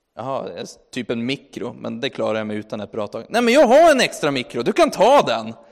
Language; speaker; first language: Swedish; native; Swedish